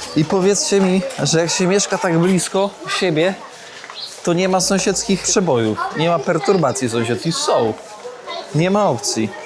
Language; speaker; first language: Polish; native; Polish